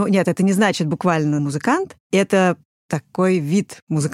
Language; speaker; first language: Russian; native; Russian